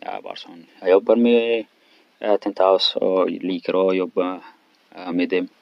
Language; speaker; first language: Swedish; non-native, learner; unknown